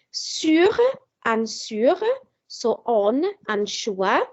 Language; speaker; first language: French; non-native, fluent; English